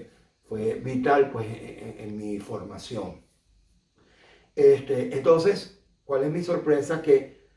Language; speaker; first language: Spanish; native; Spanish